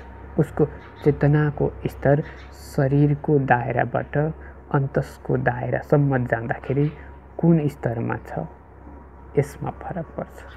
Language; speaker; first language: Nepali; native; Nepali